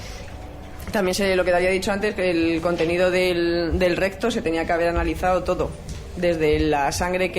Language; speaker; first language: Spanish; native; Spanish